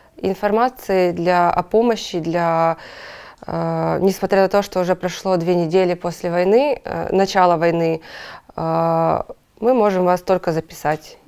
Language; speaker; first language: Russian; native; Russian